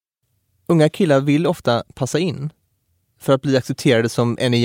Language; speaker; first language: Swedish; native; Swedish